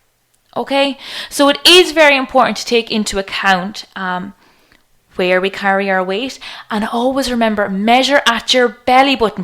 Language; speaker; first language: English; native; English